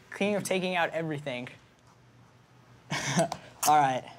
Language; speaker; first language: English; native; English